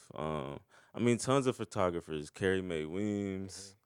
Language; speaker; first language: English; native; English